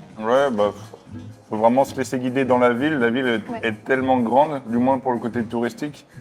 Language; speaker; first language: French; native; French